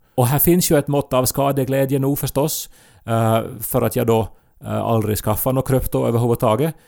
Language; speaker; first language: Swedish; native; Swedish